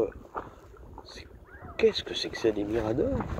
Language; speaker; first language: French; native; French